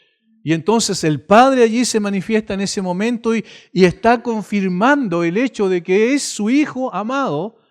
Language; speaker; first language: Spanish; native; Spanish